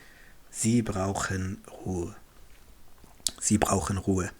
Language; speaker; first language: German; non-native, fluent; Tigrinya